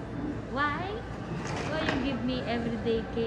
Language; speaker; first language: English; non-native, local second language; Filipino